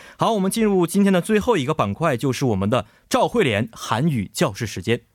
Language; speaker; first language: Chinese; native; Chinese